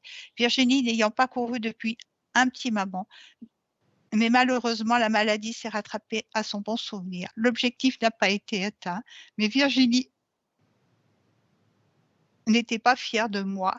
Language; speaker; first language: French; native; French